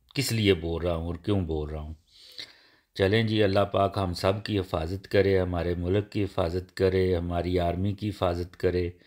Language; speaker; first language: Urdu; non-native, local second language; Punjabi